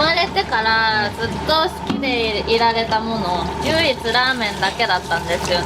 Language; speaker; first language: Japanese; native; Japanese